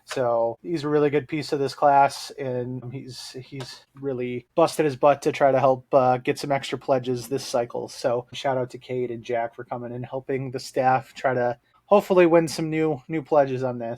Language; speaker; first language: English; native; English